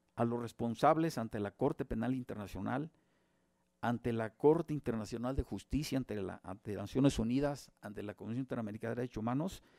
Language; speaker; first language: Spanish; native; Spanish